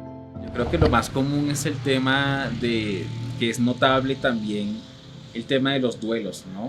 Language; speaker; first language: Spanish; native; Spanish